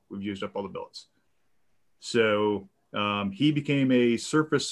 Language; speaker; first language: English; native; English